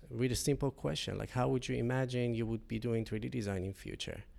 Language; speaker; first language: English; non-native, fluent; Persian